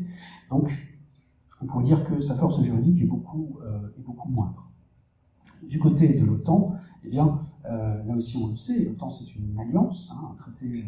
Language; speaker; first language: French; native; French